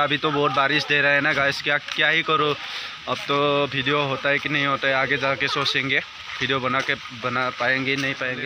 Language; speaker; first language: Hindi; non-native, local second language; Assamese